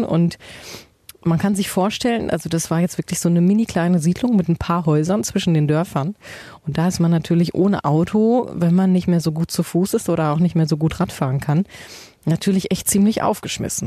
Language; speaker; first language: German; native; German